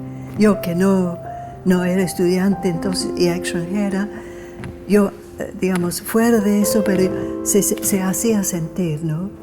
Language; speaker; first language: Spanish; non-native, fluent; English